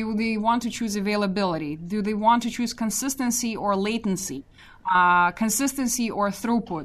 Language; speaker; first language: English; non-native, fluent; Russian